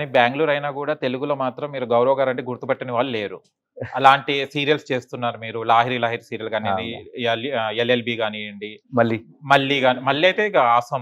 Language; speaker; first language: Telugu; native; Telugu